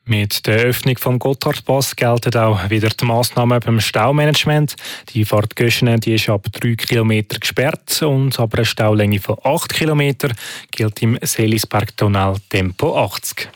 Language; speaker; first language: German; native; German